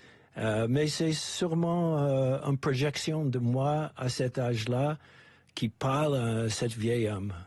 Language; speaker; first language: French; non-native, fluent; English